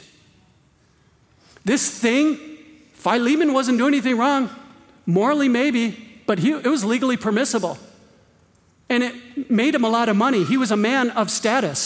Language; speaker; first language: English; native; English